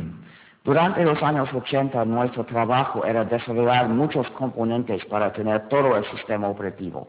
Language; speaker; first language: Spanish; non-native, fluent; English